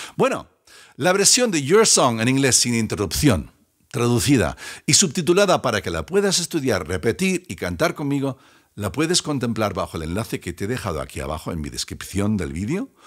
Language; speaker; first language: Spanish; native; Spanish